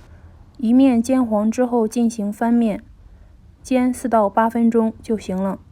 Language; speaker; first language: Chinese; native; Chinese